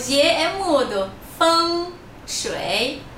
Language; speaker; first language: Portuguese; non-native, fluent; Chinese